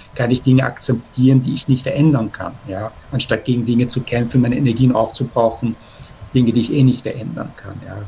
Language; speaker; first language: German; early bilingual, other home language; Persian